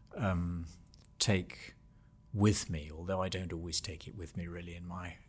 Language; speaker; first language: English; native; English